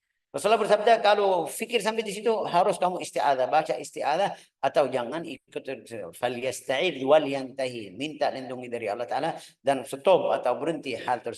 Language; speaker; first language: Indonesian; non-native, fluent; Arabic